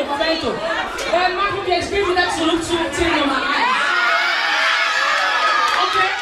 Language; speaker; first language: German; non-native, fluent; Igbo